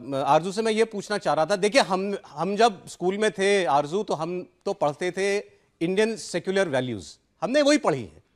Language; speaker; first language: Hindi; native; Hindi